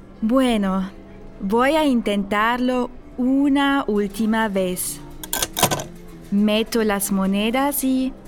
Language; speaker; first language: Spanish; non-native, fluent; German